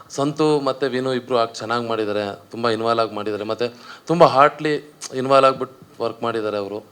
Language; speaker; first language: Kannada; native; Kannada